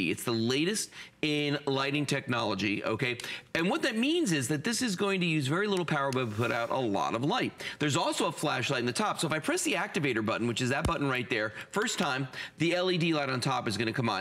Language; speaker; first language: English; native; English